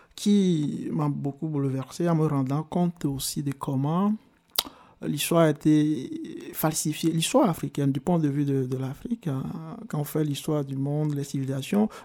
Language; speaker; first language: French; non-native, local second language; Ewe